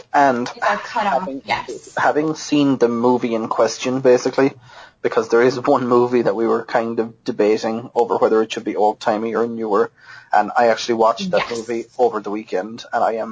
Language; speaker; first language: English; native; English